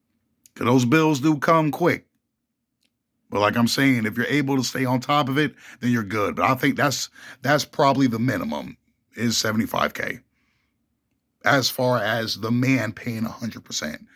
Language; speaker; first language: English; native; English